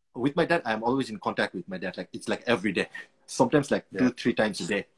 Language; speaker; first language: English; non-native, local second language; Nepali